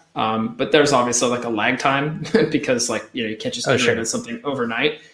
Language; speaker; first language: English; native; English